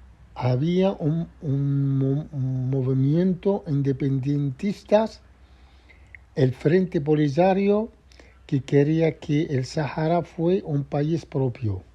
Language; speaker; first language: Spanish; non-native, fluent; Arabic